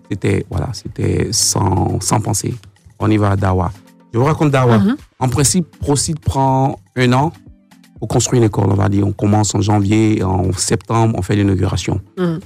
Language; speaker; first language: French; native; French